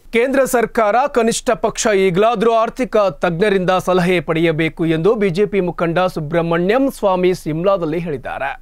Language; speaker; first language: Kannada; native; Kannada